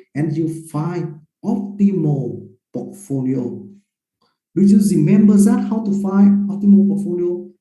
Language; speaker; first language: English; non-native, fluent; Vietnamese